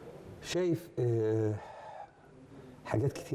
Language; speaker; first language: Arabic; native; Arabic